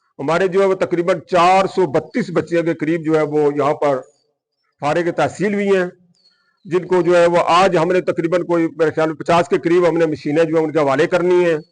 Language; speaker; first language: Urdu; non-native, local second language; Punjabi